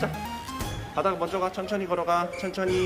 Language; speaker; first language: Korean; native; Korean